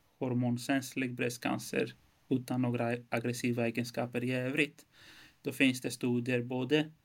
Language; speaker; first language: Swedish; non-native, fluent; Greek